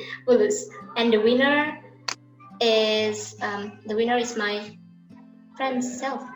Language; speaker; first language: English; non-native, learner; Indonesian